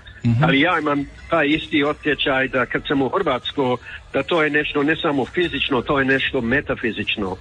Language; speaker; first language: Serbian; early bilingual, heritage; English